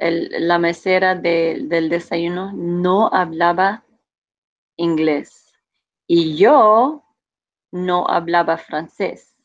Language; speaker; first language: Spanish; non-native, fluent; English